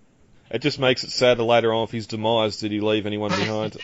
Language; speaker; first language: English; native; English